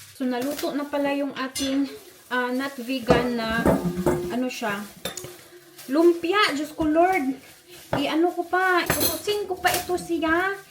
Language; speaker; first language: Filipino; non-native, local second language; Cebuano